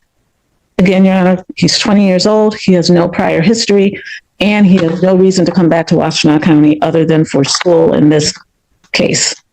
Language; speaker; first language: English; native; English